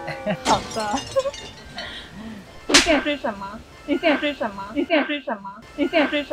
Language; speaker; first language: Chinese; non-native, fluent; Thai